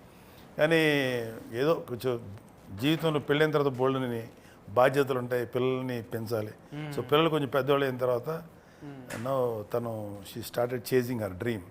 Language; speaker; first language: Telugu; native; Telugu